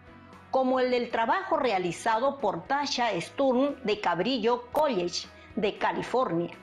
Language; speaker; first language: Spanish; native; Spanish